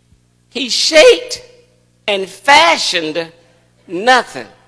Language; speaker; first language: English; native; English